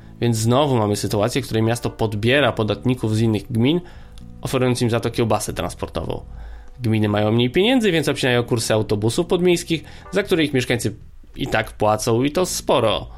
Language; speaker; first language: Polish; native; Polish